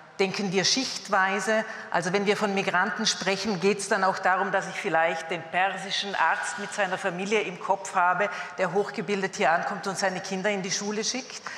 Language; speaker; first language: German; native; German